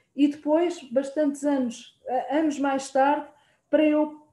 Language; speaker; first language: Portuguese; native; Portuguese